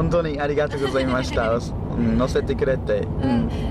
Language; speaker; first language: Japanese; non-native, learner; English